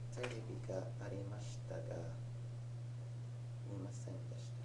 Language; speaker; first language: Japanese; non-native, learner; English